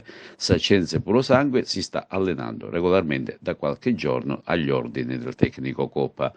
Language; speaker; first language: Italian; native; Italian